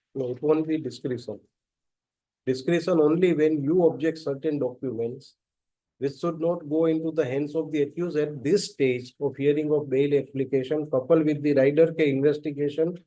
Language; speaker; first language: English; non-native, local second language; Gujarati